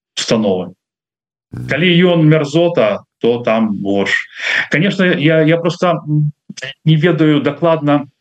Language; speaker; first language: Belarusian; non-native, local second language; Russian